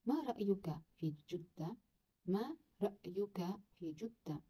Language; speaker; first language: Arabic; non-native, learner; Kazakh